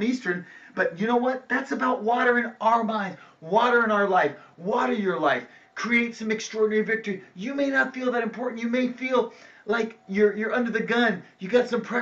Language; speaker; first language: English; native; English